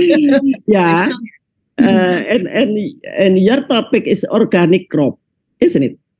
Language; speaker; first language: English; non-native, learner; Indonesian